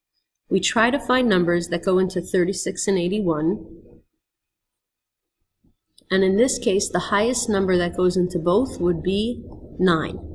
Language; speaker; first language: English; native; English